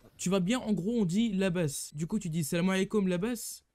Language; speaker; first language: French; native; French